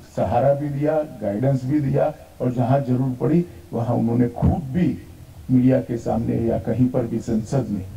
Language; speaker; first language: Hindi; non-native, local second language; Gujarati